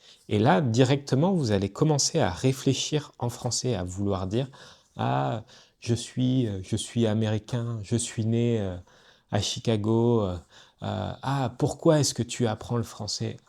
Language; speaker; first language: French; native; French